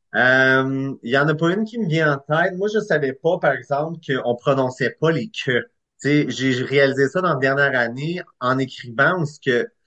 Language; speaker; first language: French; native; French